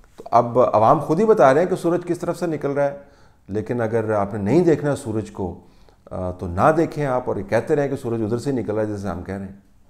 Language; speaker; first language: Urdu; native; Urdu